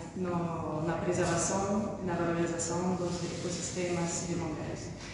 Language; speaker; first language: Portuguese; non-native, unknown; French